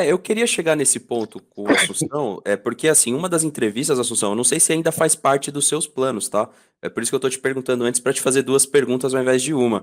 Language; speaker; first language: Portuguese; native; Portuguese